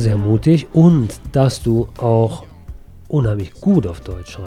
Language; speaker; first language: German; native; German